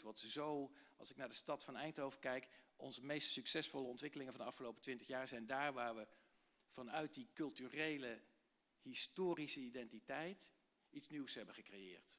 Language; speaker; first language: Dutch; native; Dutch